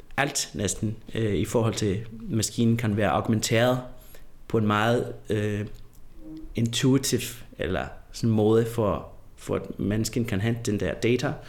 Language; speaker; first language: Danish; non-native, fluent; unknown